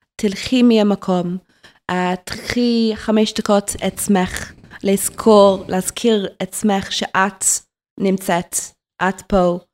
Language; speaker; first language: Hebrew; non-native, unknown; English